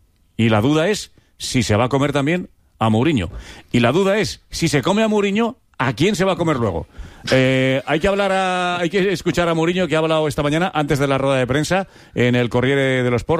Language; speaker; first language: Spanish; native; Spanish